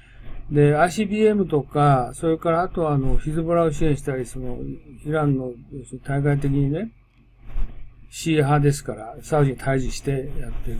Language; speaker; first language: Japanese; native; Japanese